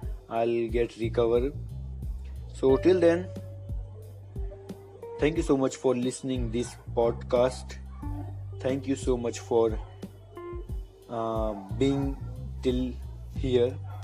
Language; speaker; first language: English; non-native, local second language; Hindi